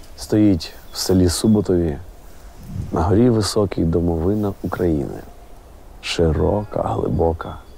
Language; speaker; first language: Ukrainian; native; Ukrainian